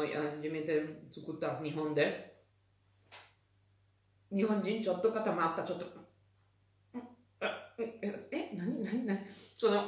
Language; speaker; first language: Japanese; non-native, learner; Italian